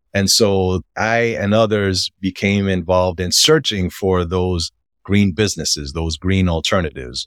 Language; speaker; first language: English; native; English